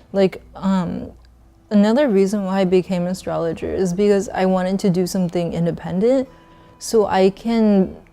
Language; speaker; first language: English; early bilingual, other home language; Chinese